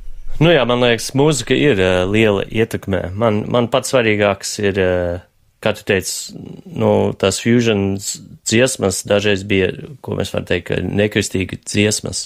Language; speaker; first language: Latvian; non-native, fluent; English